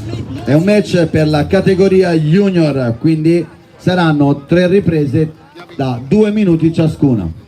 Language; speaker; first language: Italian; native; Italian